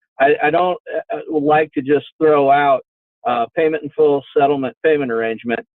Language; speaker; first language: English; native; English